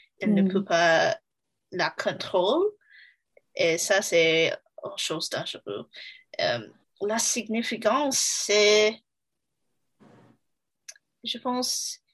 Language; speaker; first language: French; non-native, learner; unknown